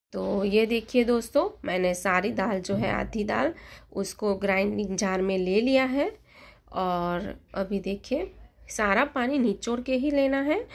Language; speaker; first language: Hindi; non-native, local second language; Gujarati